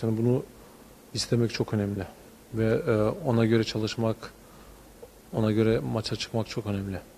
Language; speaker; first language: Turkish; early bilingual, heritage; Turkish